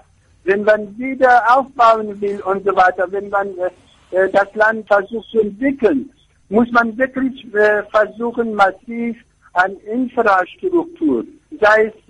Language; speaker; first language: German; non-native, fluent; Persian